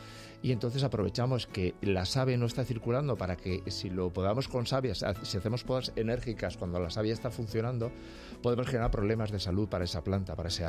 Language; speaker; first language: Spanish; native; Spanish